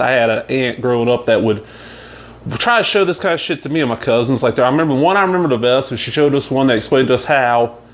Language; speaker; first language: English; native; English